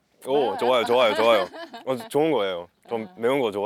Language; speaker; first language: Korean; non-native, fluent; English